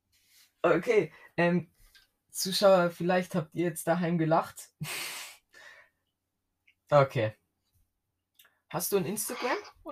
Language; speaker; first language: German; native; German